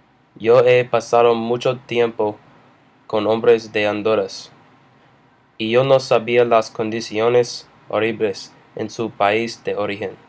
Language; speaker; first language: Spanish; non-native, learner; English